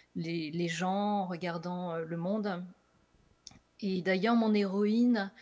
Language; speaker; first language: French; native; French